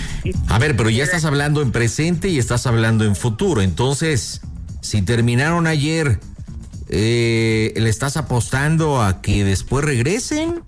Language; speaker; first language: Spanish; native; Spanish